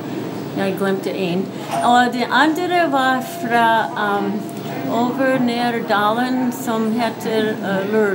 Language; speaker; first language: Norwegian; early bilingual, heritage; English